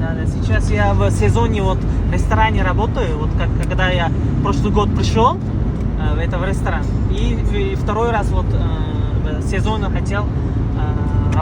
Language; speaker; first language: Russian; non-native, learner; Uzbek